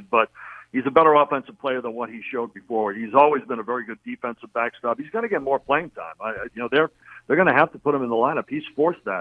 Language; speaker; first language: English; native; English